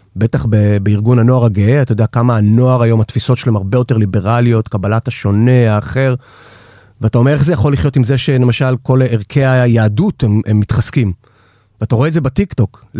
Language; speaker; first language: Hebrew; native; Hebrew